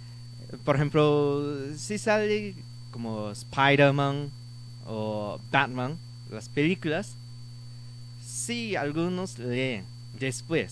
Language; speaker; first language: Spanish; non-native, learner; Japanese